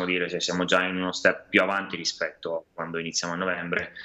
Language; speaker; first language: Italian; native; Italian